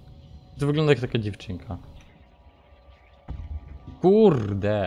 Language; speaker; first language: Polish; native; Polish